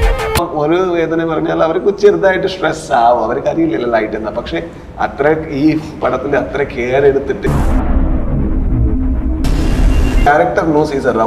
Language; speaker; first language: Malayalam; non-native, fluent; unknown